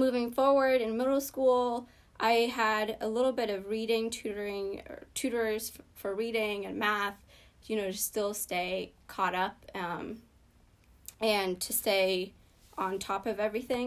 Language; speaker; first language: English; early bilingual, other home language; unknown